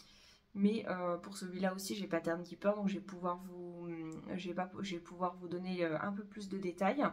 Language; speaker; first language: French; native; French